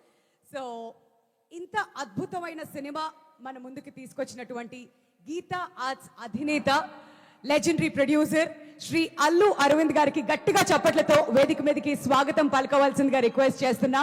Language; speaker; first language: Telugu; native; Telugu